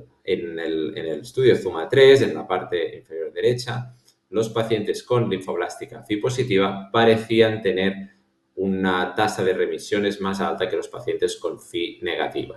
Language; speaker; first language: Spanish; native; Spanish